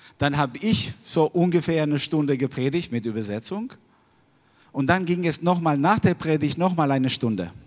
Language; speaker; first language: German; non-native, fluent; Albanian